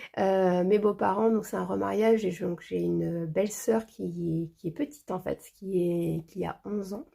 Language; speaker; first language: French; early bilingual, other home language; Portuguese